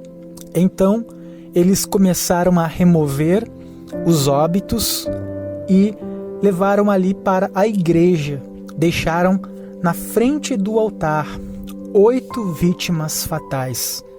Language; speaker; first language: Portuguese; native; Portuguese